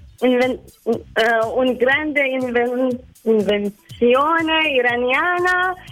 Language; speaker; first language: Italian; non-native, learner; Persian